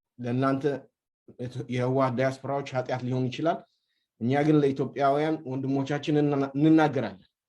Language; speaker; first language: Amharic; non-native, local second language; Tigrinya